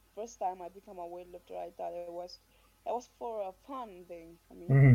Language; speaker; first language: English; non-native, fluent; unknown